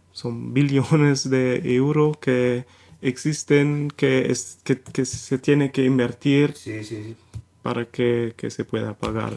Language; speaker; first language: Spanish; non-native, fluent; German